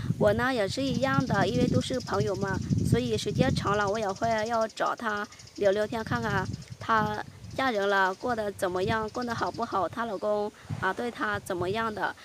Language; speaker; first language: Chinese; non-native, fluent; Lao